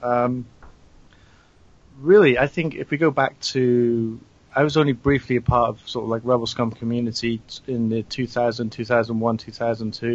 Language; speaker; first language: English; native; English